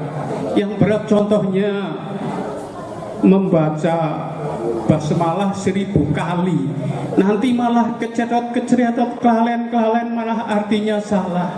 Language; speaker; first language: Indonesian; non-native, local second language; Javanese